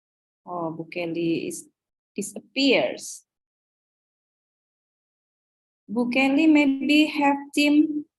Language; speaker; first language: English; non-native, fluent; Indonesian